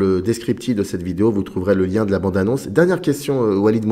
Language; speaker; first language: French; native; French